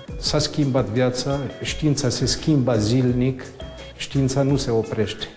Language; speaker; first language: Romanian; non-native, fluent; Arabic